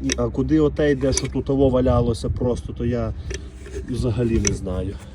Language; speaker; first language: Ukrainian; native; Ukrainian